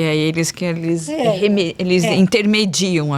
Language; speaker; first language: Portuguese; native; Portuguese